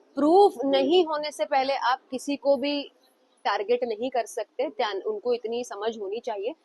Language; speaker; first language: Hindi; non-native, local second language; Marathi